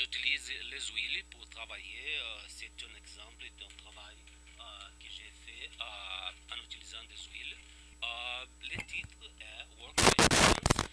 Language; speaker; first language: French; non-native, fluent; Portuguese